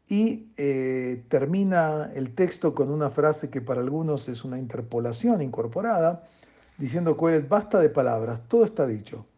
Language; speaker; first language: Spanish; native; Spanish